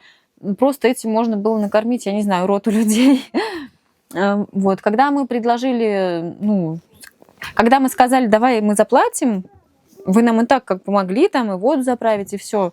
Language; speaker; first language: Russian; native; Russian